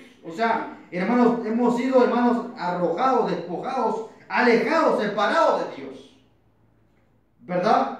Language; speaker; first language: Spanish; native; Spanish